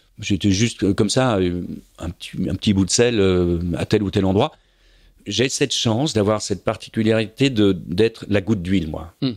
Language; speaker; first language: French; native; French